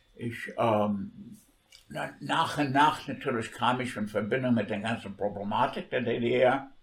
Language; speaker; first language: German; non-native, fluent; English